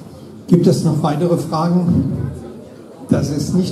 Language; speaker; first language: German; native; German